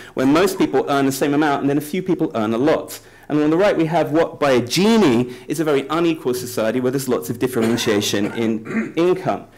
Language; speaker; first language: English; native; English